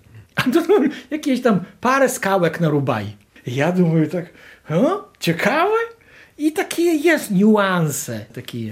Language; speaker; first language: Polish; non-native, local second language; Ukrainian